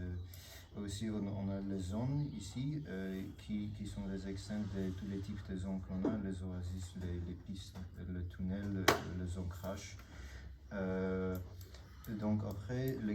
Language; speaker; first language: French; non-native, learner; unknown